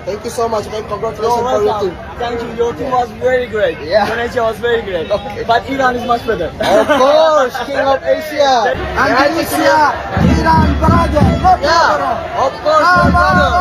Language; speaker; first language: English; non-native, learner; Persian